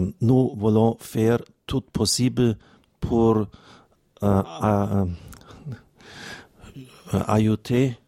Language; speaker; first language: French; non-native, learner; German